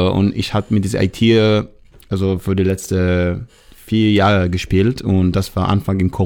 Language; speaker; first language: German; non-native, learner; Hebrew